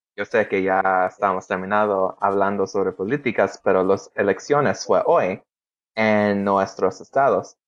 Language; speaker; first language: Spanish; early bilingual, heritage; Spanish